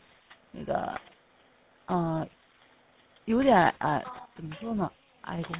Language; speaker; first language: Chinese; non-native, fluent; Korean